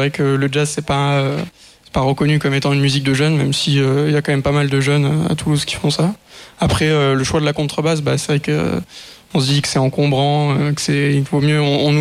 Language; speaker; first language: French; native; French